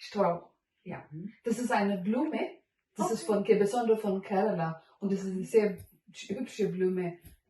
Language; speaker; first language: German; non-native, learner; Malayalam